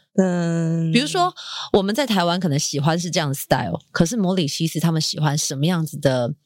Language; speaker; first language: Chinese; native; Chinese